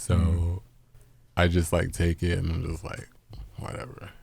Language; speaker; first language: English; native; English